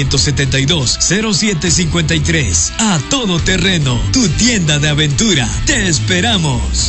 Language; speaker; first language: Spanish; native; Spanish